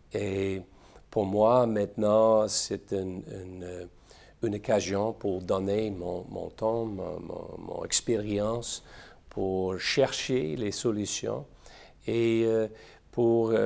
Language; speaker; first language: French; non-native, learner; English